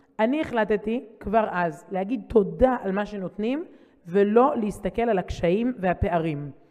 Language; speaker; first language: Hebrew; native; Hebrew